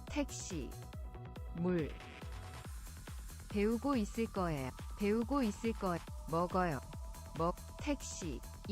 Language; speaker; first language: Korean; non-native, learner; English